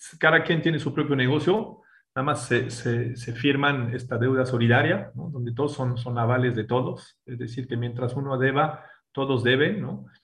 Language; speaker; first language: Spanish; non-native, fluent; French